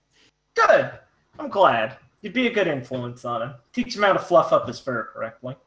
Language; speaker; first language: English; native; English